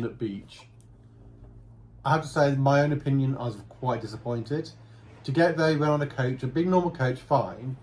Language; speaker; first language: English; native; English